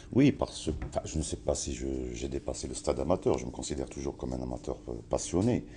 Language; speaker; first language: French; non-native, local second language; Arabic